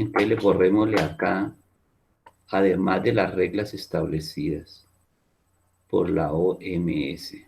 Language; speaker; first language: Spanish; native; Spanish